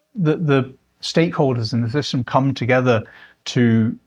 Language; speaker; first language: English; native; English